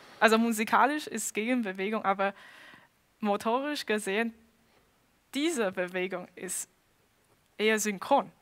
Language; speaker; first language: German; non-native, fluent; Chinese